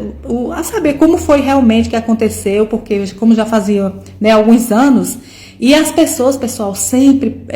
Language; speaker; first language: Portuguese; native; Portuguese